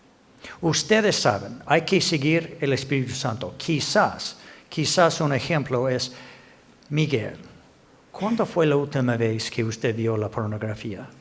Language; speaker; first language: Spanish; non-native, fluent; English